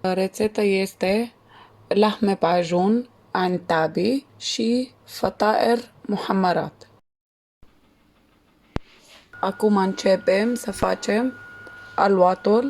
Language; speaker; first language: Romanian; non-native, learner; Arabic